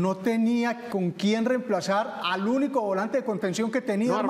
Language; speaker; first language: Spanish; native; Spanish